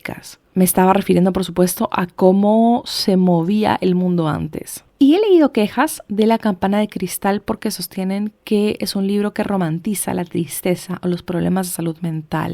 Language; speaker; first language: Spanish; native; Spanish